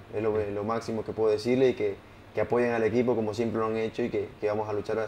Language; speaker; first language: Spanish; native; Spanish